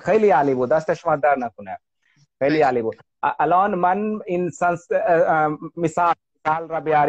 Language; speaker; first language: Persian; non-native, fluent; Hindi